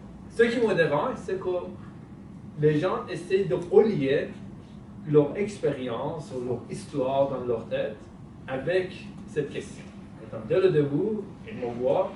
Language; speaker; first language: French; non-native, fluent; Persian